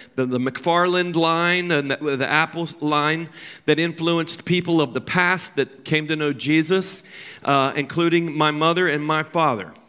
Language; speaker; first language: English; native; English